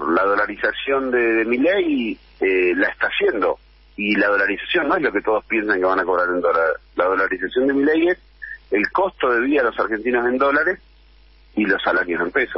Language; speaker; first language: Spanish; native; Spanish